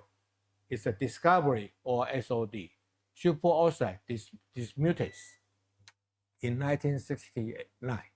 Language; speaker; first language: English; non-native, fluent; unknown